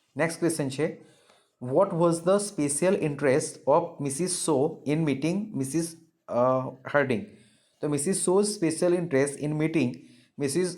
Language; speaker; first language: English; non-native, local second language; Gujarati